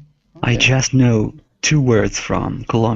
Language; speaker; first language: English; non-native, learner; Arabic